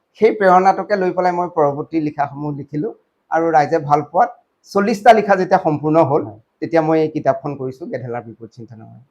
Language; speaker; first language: Assamese; native; Assamese